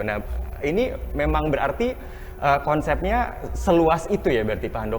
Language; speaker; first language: Indonesian; native; Indonesian